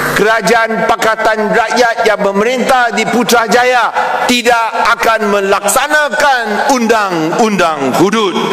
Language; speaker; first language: Malay; non-native, local second language; Chinese